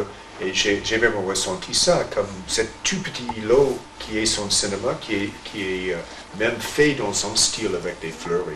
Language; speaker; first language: French; non-native, fluent; English